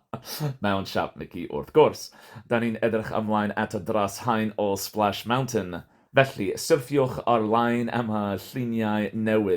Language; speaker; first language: Welsh; non-native, learner; English